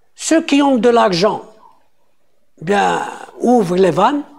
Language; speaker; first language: French; non-native, local second language; Arabic